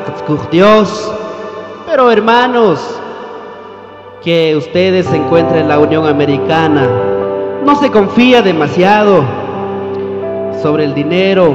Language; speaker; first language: Spanish; non-native, local second language; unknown